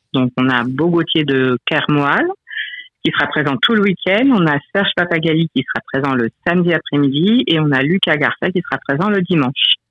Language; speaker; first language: French; native; French